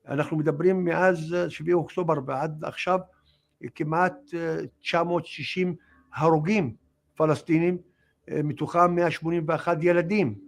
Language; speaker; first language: Hebrew; non-native, local second language; Arabic